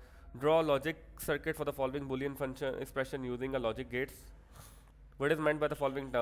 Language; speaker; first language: English; non-native, local second language; Urdu